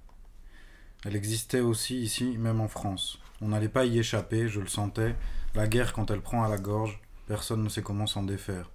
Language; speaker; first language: French; native; French